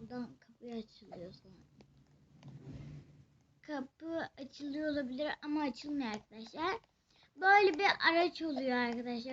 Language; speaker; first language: Turkish; native; Turkish